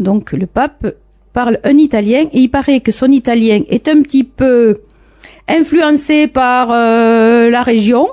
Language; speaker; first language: French; native; French